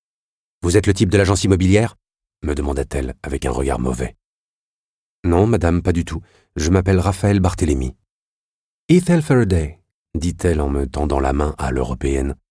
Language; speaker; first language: French; native; French